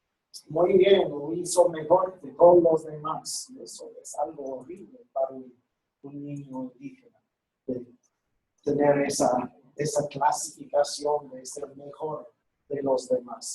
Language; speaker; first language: Spanish; non-native, fluent; English